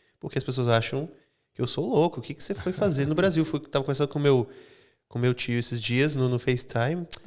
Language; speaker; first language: Portuguese; non-native, fluent; English